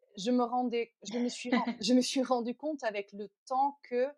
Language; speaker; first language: French; non-native, fluent; Dutch